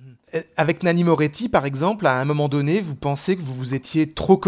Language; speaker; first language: French; native; French